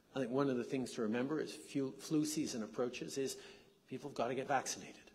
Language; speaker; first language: English; native; English